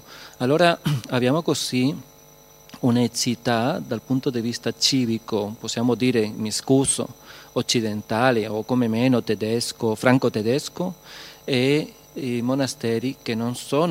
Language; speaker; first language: Italian; non-native, fluent; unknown